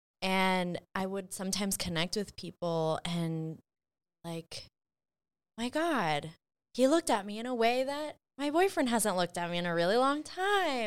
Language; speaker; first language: English; early bilingual, other home language; Spanish